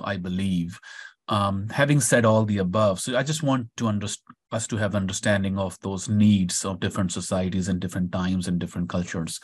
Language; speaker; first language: English; non-native, local second language; Punjabi